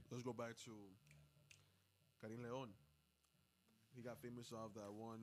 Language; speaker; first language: English; early bilingual, other home language; Spanish